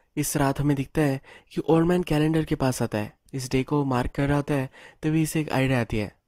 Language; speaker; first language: Hindi; native; Hindi